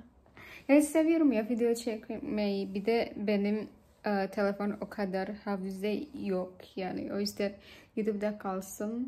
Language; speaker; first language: Turkish; non-native, learner; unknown